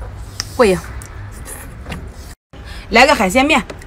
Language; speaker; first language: Chinese; native; Chinese